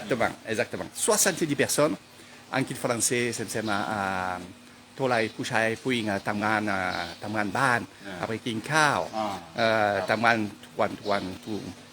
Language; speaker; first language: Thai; non-native, learner; French